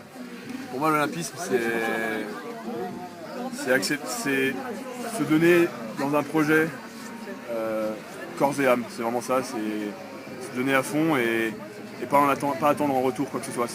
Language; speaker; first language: French; native; French